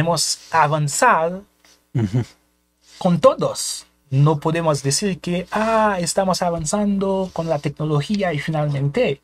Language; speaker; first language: Spanish; non-native, fluent; Haitian Creole